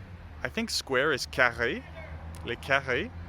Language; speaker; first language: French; non-native, learner; English